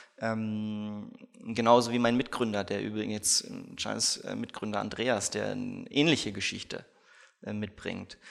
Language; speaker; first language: German; early bilingual, other home language; Russian